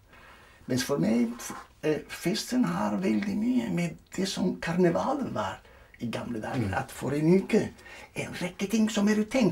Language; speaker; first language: Norwegian; non-native, fluent; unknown